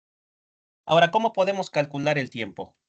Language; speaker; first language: Spanish; native; Spanish